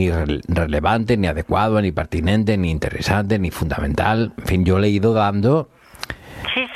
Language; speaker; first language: Spanish; native; Spanish